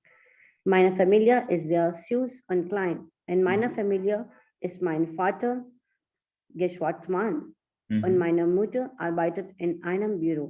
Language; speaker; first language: German; non-native, learner; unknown